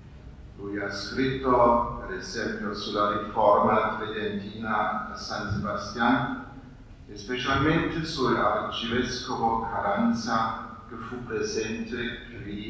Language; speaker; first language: Italian; non-native, fluent; German